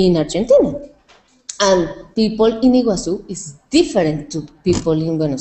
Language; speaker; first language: English; non-native, learner; Spanish